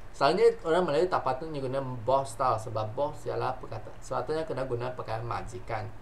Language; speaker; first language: Malay; non-native, local second language; Chinese